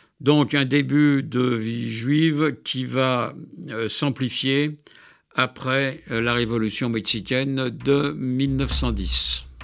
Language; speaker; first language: French; native; French